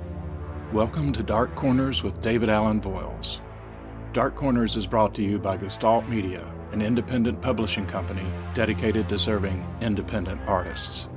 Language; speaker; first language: English; native; English